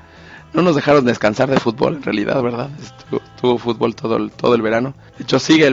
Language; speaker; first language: Spanish; native; Spanish